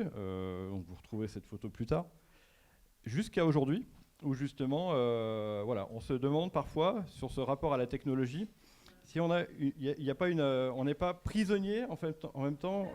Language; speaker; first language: French; native; French